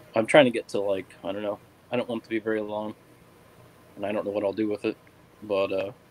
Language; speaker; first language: English; native; English